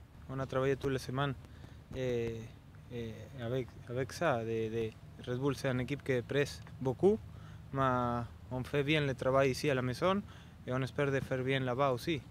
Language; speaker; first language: French; non-native, fluent; Italian